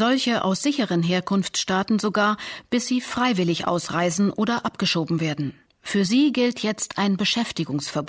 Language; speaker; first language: German; native; German